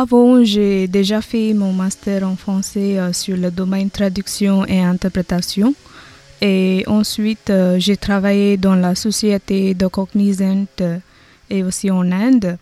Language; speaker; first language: French; non-native, learner; Tamil